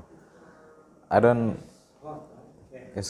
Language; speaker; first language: English; non-native, fluent; Indonesian